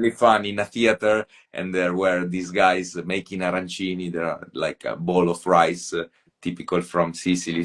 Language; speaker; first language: English; non-native, fluent; Italian